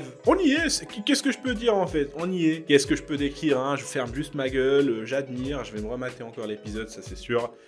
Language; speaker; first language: French; native; French